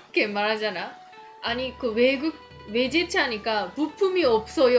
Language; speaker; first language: Korean; non-native, fluent; Japanese